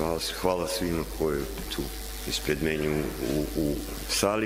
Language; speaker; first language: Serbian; non-native, learner; Russian